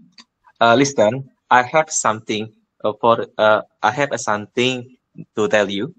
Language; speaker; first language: English; non-native, learner; Indonesian